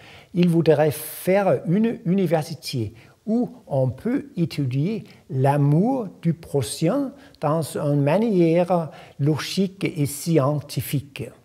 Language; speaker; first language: French; non-native, fluent; Danish